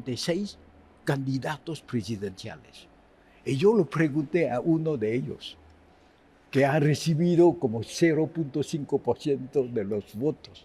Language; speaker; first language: Spanish; non-native, fluent; Haitian Creole